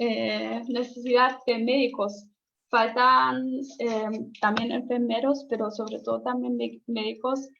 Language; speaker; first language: Spanish; non-native, fluent; German